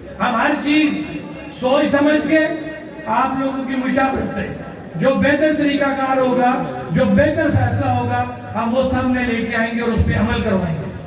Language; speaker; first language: Urdu; non-native, local second language; Pahari-Potwari